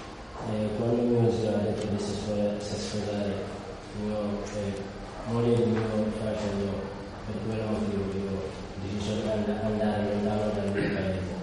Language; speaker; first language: Italian; non-native, learner; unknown